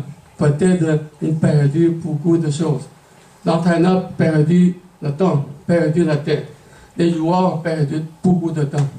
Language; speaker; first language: French; non-native, learner; Chinese